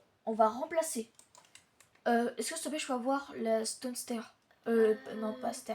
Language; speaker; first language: French; native; French